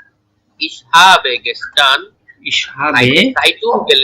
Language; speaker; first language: German; non-native, learner; Bangla